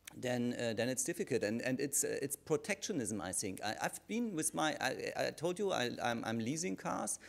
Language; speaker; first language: English; non-native, fluent; German